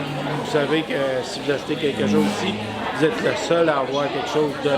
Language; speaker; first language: French; native; French